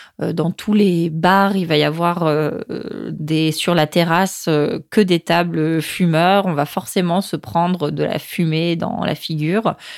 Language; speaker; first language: French; native; French